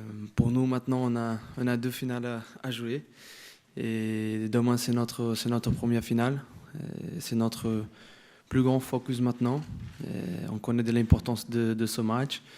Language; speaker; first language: French; non-native, fluent; Portuguese